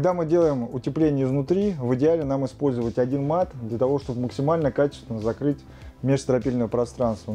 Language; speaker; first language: Russian; native; Russian